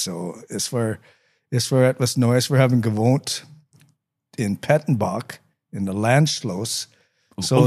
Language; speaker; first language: German; non-native, learner; English